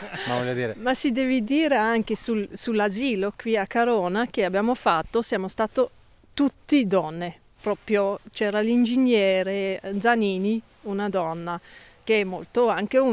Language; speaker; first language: Italian; non-native, fluent; English